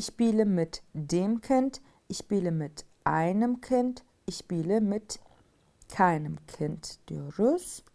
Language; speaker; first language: German; non-native, fluent; Turkish